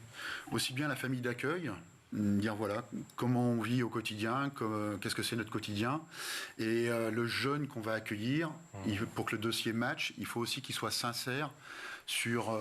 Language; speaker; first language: French; native; French